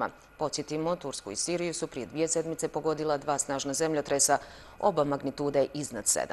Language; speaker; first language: Serbian; native; Serbian